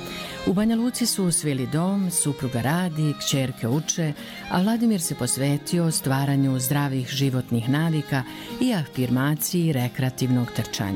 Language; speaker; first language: Serbian; native; Serbian